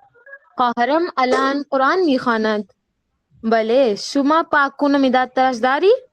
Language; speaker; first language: Persian; non-native, learner; Urdu